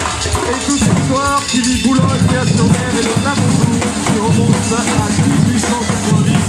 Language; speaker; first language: French; native; French